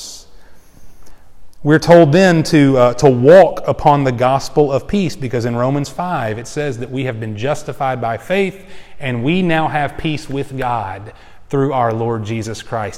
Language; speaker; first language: English; native; English